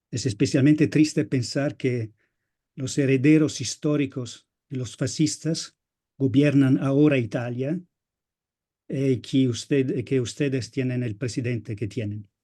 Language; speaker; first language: Spanish; non-native, fluent; Italian